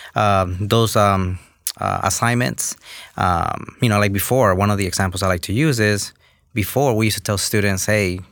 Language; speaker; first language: English; early bilingual, other home language; Spanish